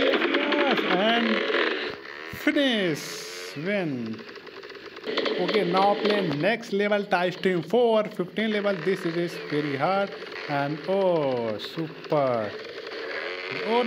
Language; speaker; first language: English; non-native, learner; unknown